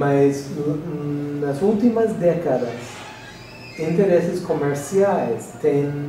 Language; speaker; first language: Portuguese; non-native, learner; English